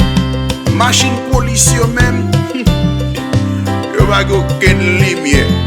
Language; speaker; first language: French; non-native, learner; Haitian Creole